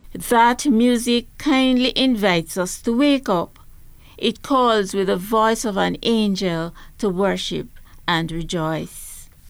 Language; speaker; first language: English; native; English